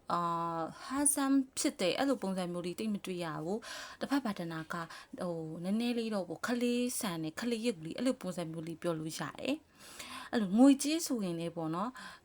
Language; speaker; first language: Burmese; native; Burmese